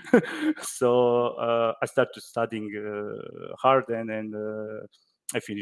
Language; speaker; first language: English; non-native, learner; Croatian